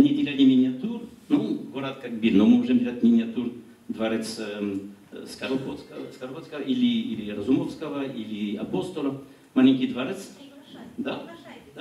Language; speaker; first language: Russian; non-native, learner; French